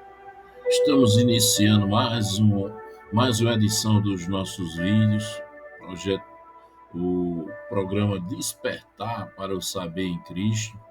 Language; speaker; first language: Portuguese; native; Portuguese